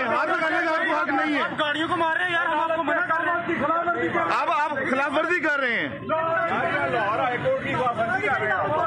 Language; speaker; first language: Hindi; non-native, local second language; Punjabi